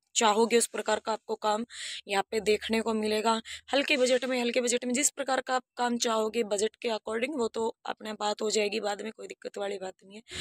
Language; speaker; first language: Hindi; native; Hindi